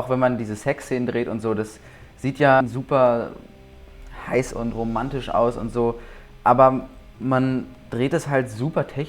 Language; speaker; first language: German; native; German